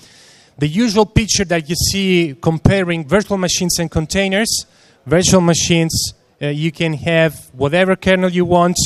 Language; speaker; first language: English; non-native, fluent; Italian